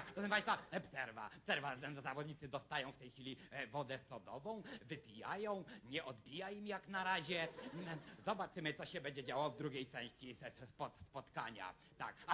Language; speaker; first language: Polish; native; Polish